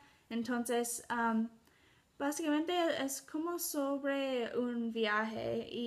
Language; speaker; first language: Spanish; non-native, learner; English